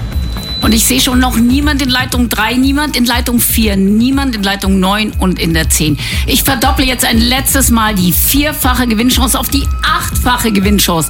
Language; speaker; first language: German; native; German